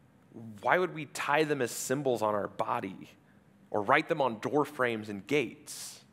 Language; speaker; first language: English; native; English